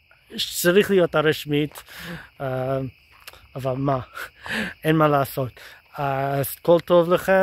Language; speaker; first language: Hebrew; non-native, fluent; English